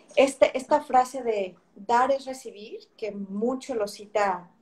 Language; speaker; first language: Spanish; native; Spanish